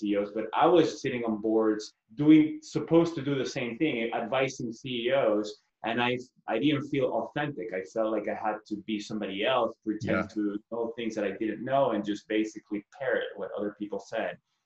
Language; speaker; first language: English; non-native, fluent; Spanish